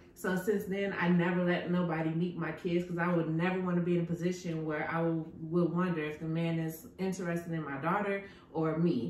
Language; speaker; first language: English; native; English